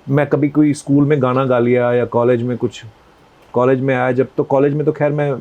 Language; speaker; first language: Hindi; non-native, local second language; Punjabi